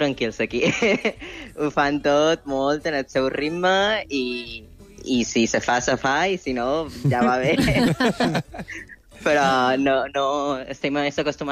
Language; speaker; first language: Catalan; native; Catalan